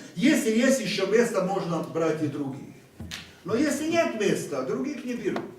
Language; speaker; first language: Russian; non-native, fluent; Hungarian